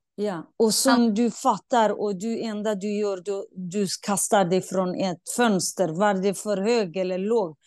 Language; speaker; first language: Swedish; non-native, fluent; Kurdish